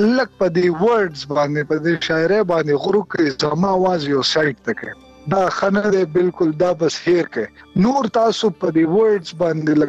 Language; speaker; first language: Pashto; native; Pashto